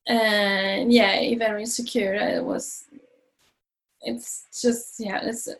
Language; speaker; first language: English; non-native, learner; Portuguese